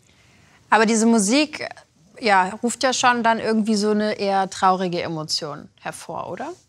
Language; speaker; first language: German; native; German